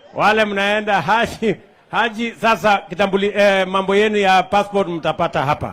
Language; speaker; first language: Swahili; non-native, local second language; Kalenjin